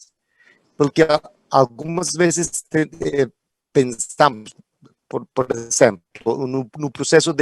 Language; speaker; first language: Portuguese; non-native, fluent; Spanish